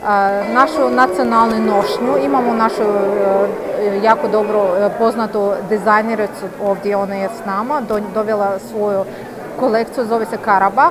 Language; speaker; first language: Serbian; non-native, fluent; Azerbaijani